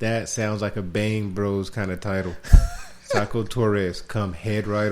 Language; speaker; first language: English; native; English